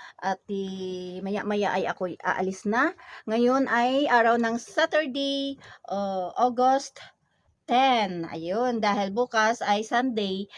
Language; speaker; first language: Filipino; non-native, local second language; Hiligaynon